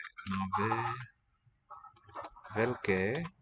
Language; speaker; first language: Czech; non-native, learner; English